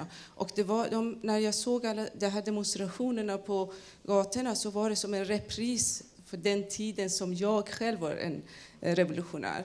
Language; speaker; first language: Swedish; non-native, fluent; Persian